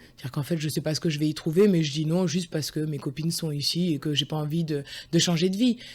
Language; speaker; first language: French; early bilingual, other home language; Guadeloupean Creole French